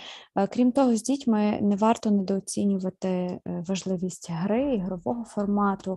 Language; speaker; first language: Ukrainian; native; Ukrainian